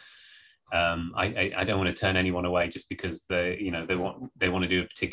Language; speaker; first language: English; native; English